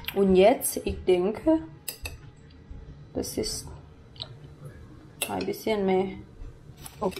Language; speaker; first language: German; non-native, learner; Thai